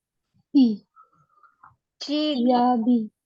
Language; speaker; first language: Korean; non-native, learner; Indonesian